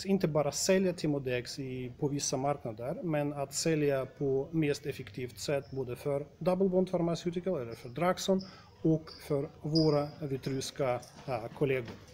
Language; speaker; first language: Swedish; non-native, fluent; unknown